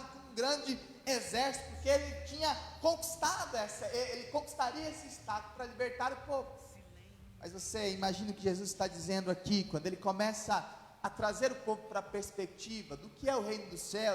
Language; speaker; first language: Portuguese; native; Portuguese